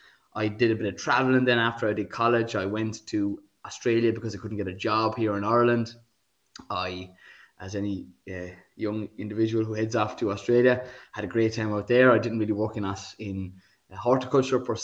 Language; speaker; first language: English; native; English